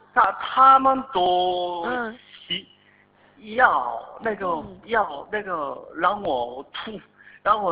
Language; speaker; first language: Chinese; non-native, fluent; Korean